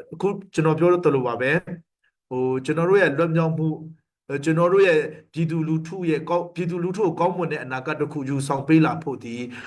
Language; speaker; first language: Burmese; non-native, local second language; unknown